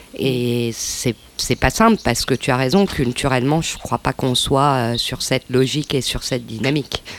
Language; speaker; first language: French; native; French